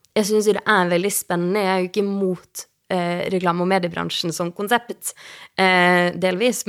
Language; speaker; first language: Norwegian; native; Norwegian